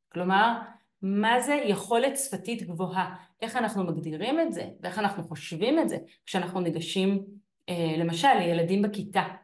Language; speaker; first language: Hebrew; native; Hebrew